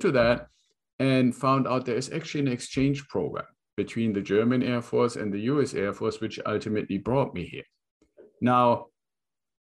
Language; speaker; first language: English; non-native, fluent; German